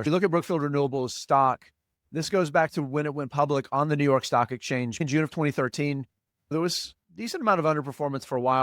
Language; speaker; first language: English; native; English